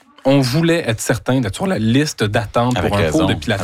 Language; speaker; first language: French; native; French